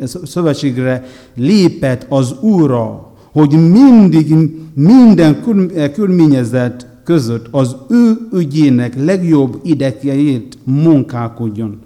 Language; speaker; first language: Hungarian; non-native, learner; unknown